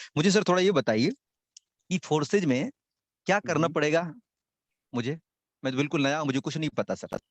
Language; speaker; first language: Hindi; native; Hindi